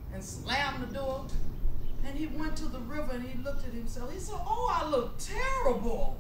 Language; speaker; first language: English; native; English